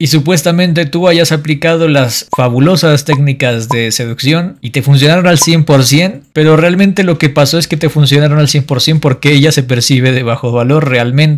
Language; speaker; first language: Spanish; native; Spanish